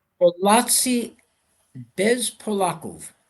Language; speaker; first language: Polish; non-native, fluent; English